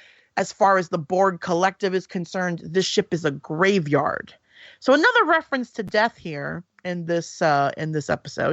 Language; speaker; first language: English; native; English